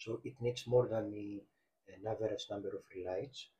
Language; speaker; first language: English; non-native, fluent; Greek